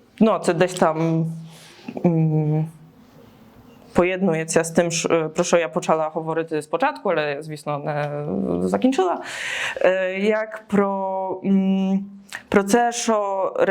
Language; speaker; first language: Polish; non-native, learner; Ukrainian